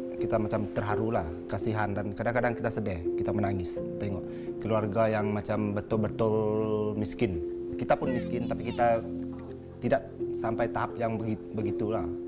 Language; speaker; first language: Malay; non-native, local second language; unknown